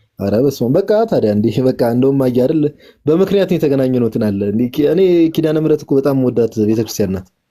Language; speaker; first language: Amharic; native; Amharic